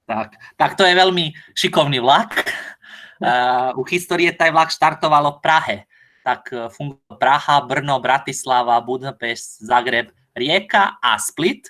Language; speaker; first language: Slovak; non-native, learner; Croatian